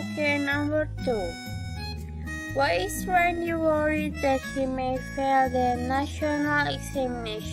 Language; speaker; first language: English; non-native, fluent; Indonesian